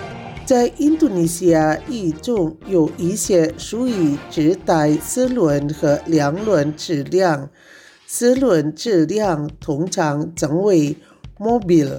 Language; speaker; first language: Chinese; non-native, fluent; Indonesian